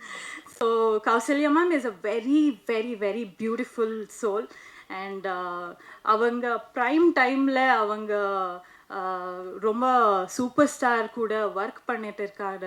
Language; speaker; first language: Tamil; non-native, local second language; Kannada